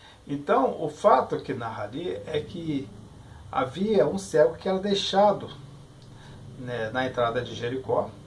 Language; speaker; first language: Portuguese; native; Portuguese